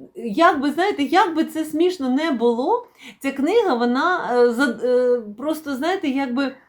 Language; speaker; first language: Ukrainian; non-native, local second language; Russian